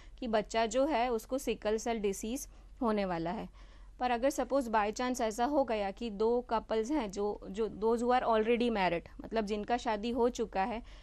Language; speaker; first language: Hindi; non-native, local second language; Gujarati